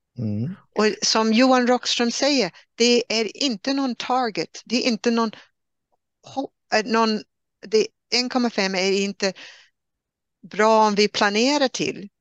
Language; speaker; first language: Swedish; non-native, fluent; English